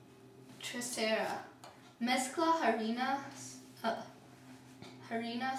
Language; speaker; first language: Spanish; non-native, learner; English